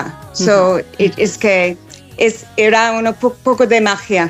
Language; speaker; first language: Spanish; non-native, fluent; English